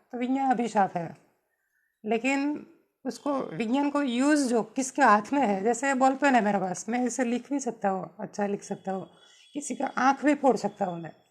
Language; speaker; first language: Hindi; non-native, local second language; Gujarati